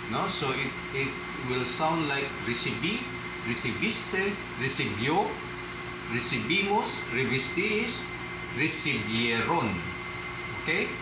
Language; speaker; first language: Spanish; non-native, fluent; Filipino